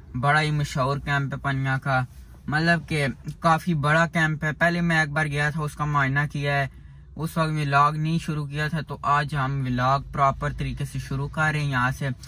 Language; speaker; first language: Urdu; non-native, local second language; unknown